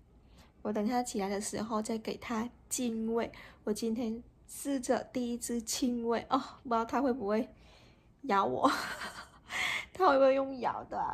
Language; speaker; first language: Chinese; non-native, fluent; Vietnamese